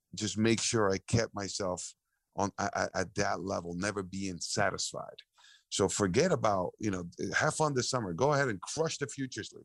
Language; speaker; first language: English; early bilingual, other home language; Spanish